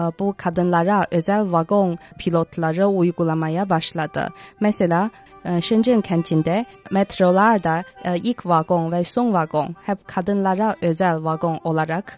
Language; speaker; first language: Turkish; non-native, fluent; Chinese